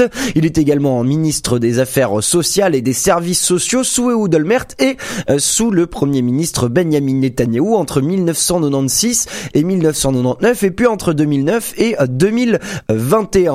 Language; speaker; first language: French; native; French